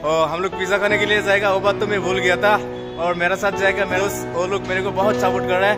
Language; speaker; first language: Hindi; non-native, local second language; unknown